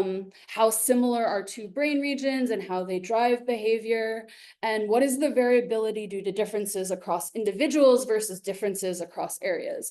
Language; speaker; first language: English; native; English